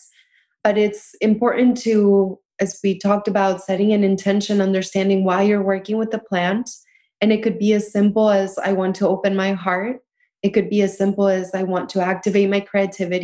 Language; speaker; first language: English; early bilingual, other home language; Spanish